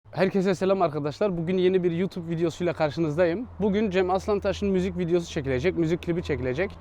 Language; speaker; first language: Turkish; early bilingual, heritage; Turkish